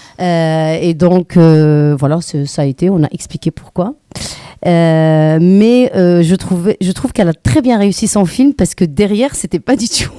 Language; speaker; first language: French; non-native, local second language; Arabic